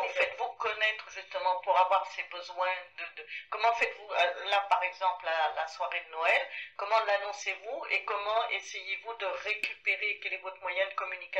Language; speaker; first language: French; native; French